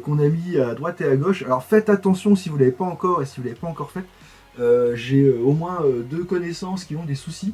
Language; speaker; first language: French; native; French